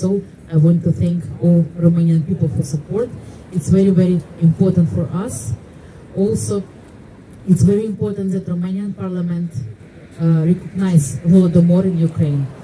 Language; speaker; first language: English; non-native, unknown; Ukrainian